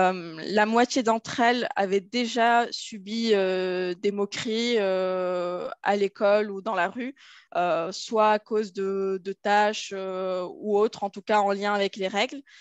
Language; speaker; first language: French; native; French